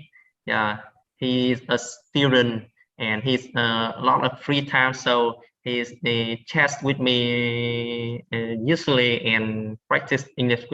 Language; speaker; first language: English; non-native, learner; Vietnamese